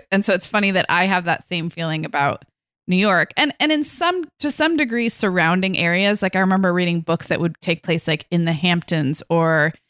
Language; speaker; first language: English; native; English